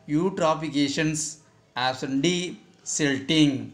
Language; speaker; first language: English; non-native, local second language; Tamil